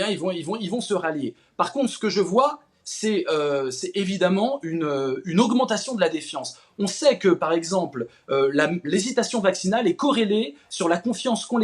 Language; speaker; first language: French; native; French